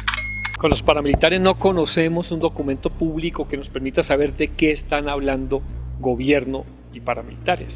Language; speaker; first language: Spanish; native; Spanish